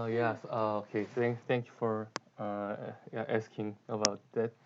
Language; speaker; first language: English; non-native, learner; Korean